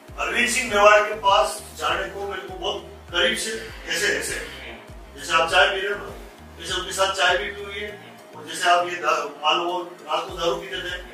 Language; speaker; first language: Hindi; non-native, local second language; Marwari